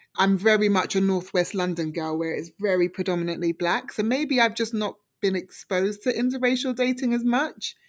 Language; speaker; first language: English; native; English